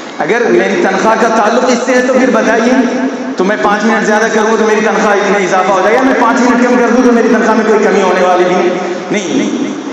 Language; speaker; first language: Urdu; non-native, local second language; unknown